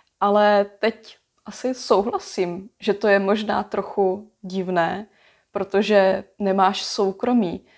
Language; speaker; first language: Czech; native; Czech